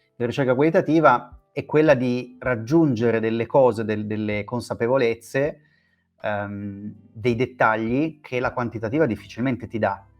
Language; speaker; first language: Italian; native; Italian